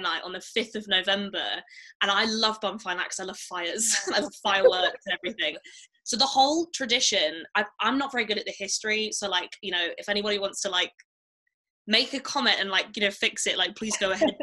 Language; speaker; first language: English; native; English